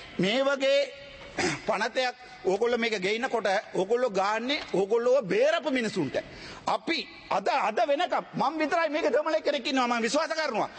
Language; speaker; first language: Sinhala; non-native, local second language; Tamil